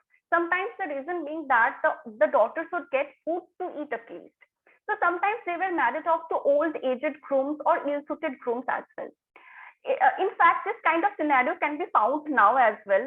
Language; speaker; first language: English; non-native, local second language; Bangla